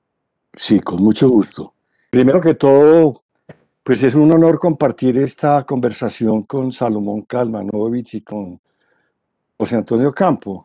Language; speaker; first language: Spanish; native; Spanish